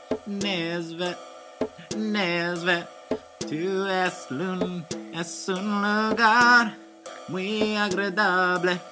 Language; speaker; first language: Spanish; non-native, learner; English